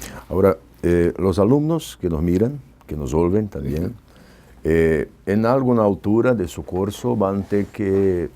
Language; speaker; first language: Spanish; non-native, fluent; Portuguese